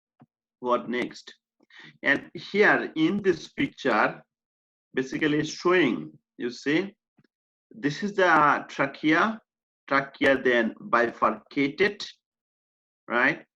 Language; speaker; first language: English; non-native, fluent; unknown